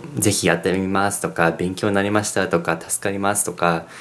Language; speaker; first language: Japanese; early bilingual, heritage; English